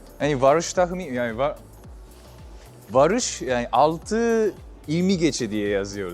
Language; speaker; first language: Turkish; non-native, fluent; Japanese